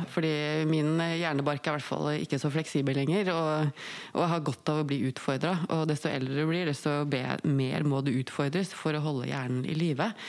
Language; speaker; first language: Norwegian; native; Norwegian